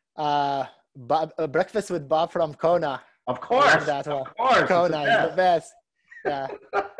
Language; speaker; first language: English; non-native, fluent; Arabic